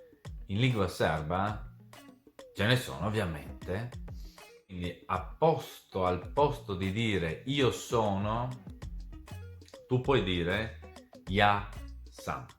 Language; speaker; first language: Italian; non-native, fluent; Serbian